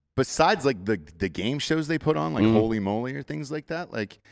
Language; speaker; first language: English; native; English